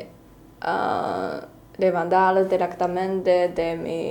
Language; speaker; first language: Spanish; non-native, learner; Chinese